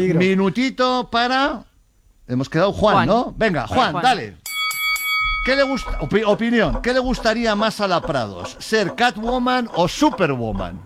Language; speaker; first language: Spanish; native; Spanish